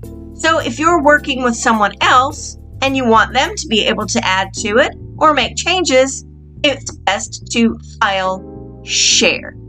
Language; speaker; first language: English; native; English